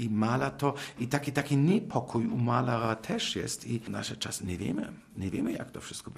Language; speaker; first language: Polish; non-native, fluent; German